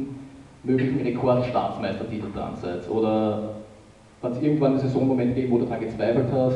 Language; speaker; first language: German; native; German